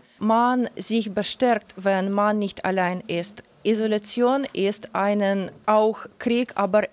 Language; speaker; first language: German; non-native, learner; Ukrainian